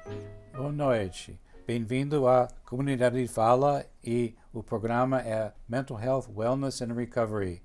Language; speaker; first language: Portuguese; non-native, fluent; English